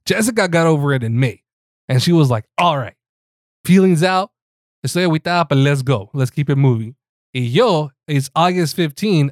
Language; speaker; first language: English; early bilingual, other home language; Spanish